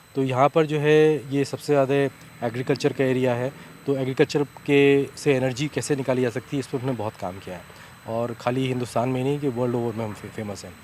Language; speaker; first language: Hindi; native; Hindi